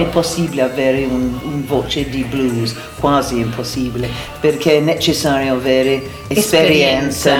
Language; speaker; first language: Italian; non-native, learner; English